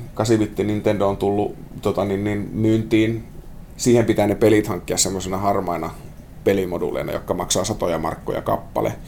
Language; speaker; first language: Finnish; native; Finnish